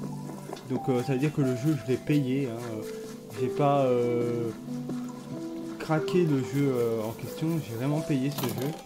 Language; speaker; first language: French; native; French